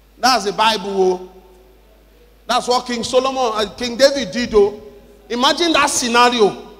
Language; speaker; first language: English; non-native, local second language; Yoruba